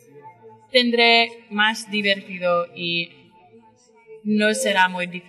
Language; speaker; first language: Spanish; non-native, learner; English